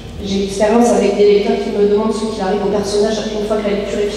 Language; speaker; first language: French; native; French